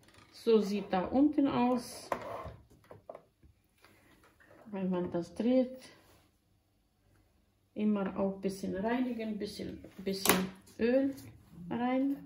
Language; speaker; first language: German; non-native, learner; Croatian